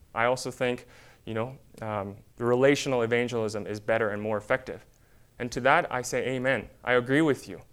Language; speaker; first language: English; early bilingual, other home language; Korean